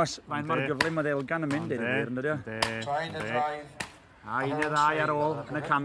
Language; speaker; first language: Welsh; native; Welsh